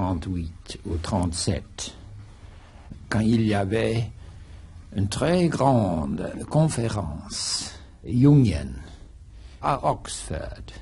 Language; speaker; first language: French; non-native, fluent; English